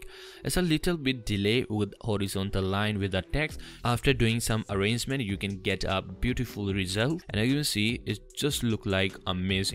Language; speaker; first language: English; non-native, fluent; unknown